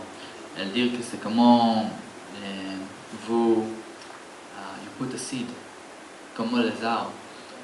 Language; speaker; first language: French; non-native, learner; Hebrew